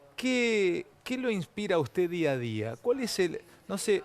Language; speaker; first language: Spanish; native; Spanish